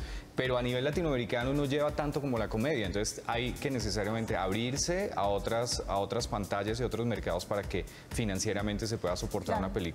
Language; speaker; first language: Spanish; native; Spanish